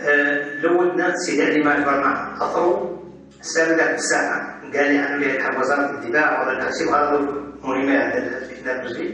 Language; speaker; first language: Arabic; native; Arabic